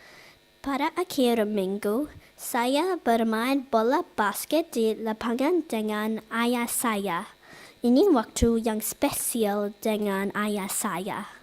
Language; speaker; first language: Indonesian; non-native, learner; English